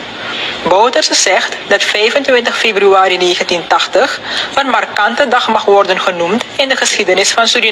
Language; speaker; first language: Dutch; native; Dutch